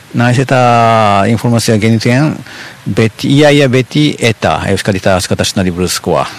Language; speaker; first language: Basque; non-native, fluent; Japanese